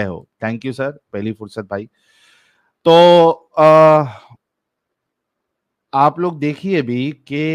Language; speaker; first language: Hindi; native; Hindi